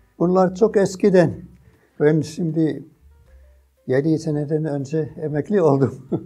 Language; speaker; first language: Turkish; non-native, fluent; Finnish